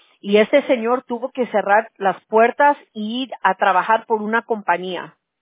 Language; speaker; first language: Spanish; early bilingual, heritage; Spanish